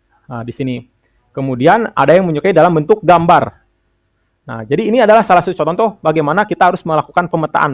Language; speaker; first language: Indonesian; non-native, local second language; Sundanese